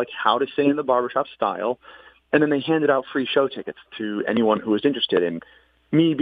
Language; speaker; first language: English; native; English